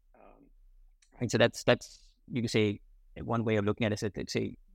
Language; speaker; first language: English; non-native, fluent; Danish